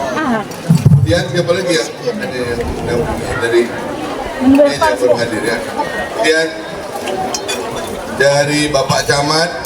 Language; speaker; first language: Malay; non-native, local second language; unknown